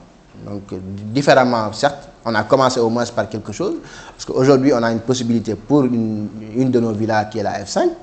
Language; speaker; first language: French; non-native, local second language; Wolof